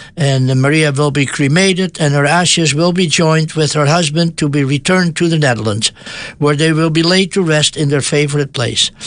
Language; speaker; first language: English; non-native, fluent; Dutch